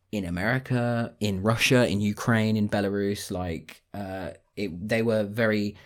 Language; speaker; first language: English; native; English